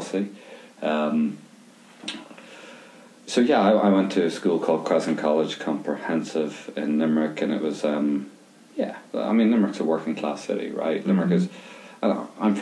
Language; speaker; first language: English; native; English